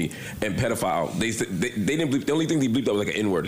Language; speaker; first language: English; native; English